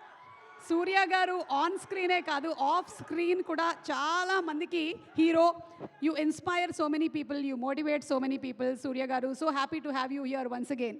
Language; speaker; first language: Telugu; native; Telugu